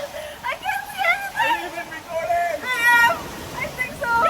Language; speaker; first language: English; non-native, fluent; Indonesian